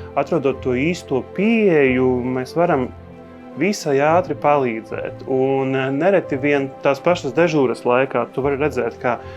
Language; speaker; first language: Latvian; native; Latvian